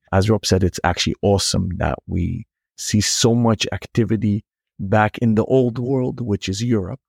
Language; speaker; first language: English; non-native, fluent; Hebrew